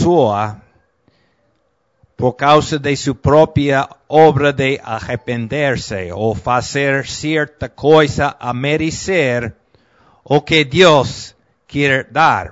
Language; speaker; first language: Portuguese; non-native, fluent; Spanish